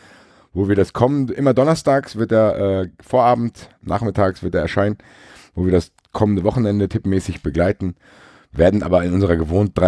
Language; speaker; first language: German; native; German